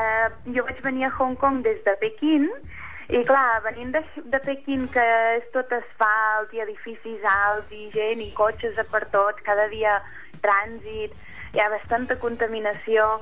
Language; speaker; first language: Catalan; native; Catalan